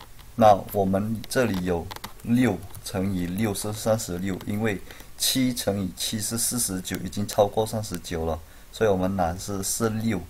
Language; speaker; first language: Chinese; non-native, fluent; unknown